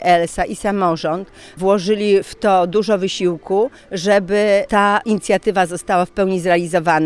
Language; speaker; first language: Polish; native; Polish